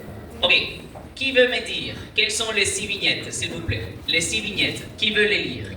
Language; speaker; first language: French; non-native, fluent; Spanish